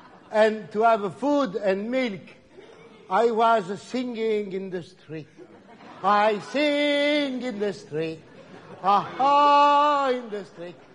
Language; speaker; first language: English; non-native, learner; French